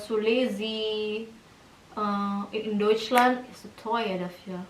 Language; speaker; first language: German; non-native, learner; Indonesian